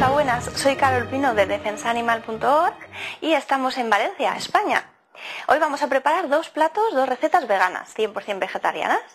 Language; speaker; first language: Spanish; native; Spanish